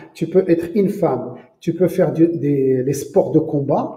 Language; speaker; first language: French; non-native, local second language; Arabic